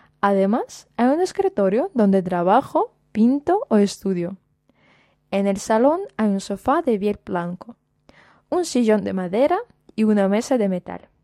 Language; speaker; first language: Spanish; non-native, fluent; Russian